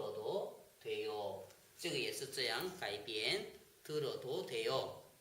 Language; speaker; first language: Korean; non-native, fluent; Chinese